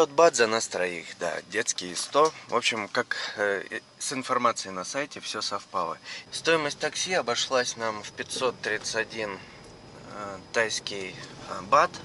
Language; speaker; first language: Russian; native; Russian